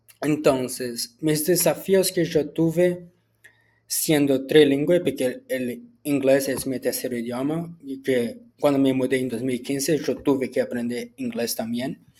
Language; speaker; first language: Spanish; early bilingual, heritage; Portuguese